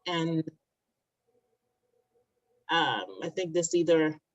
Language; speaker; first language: English; native; English